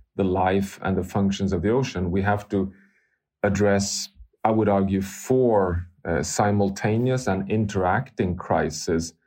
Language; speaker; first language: English; non-native, fluent; Swedish